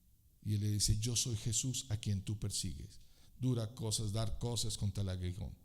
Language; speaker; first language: Spanish; native; Spanish